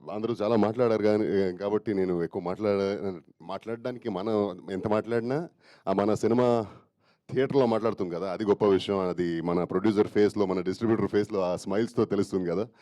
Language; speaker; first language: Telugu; native; Telugu